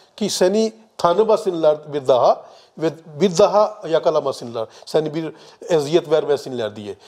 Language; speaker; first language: Turkish; non-native, fluent; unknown